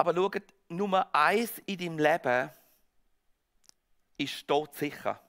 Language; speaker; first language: German; native; German